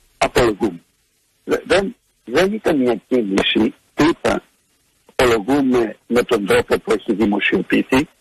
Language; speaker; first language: Greek; native; Greek